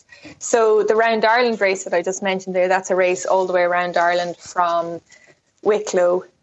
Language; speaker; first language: English; native; English